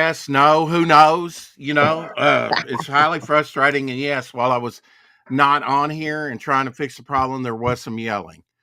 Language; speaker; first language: English; native; English